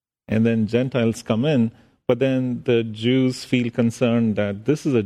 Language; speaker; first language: English; non-native, local second language; Tamil